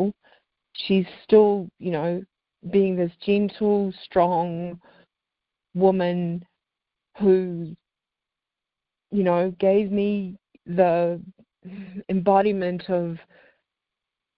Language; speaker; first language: English; native; English